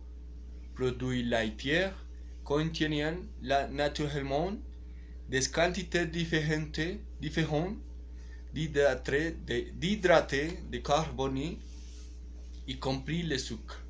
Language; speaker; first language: French; non-native, learner; Spanish